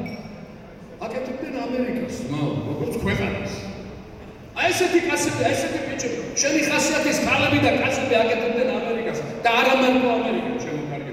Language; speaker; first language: Georgian; native; Georgian